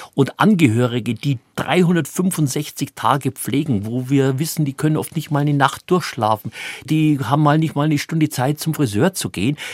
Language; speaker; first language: German; native; German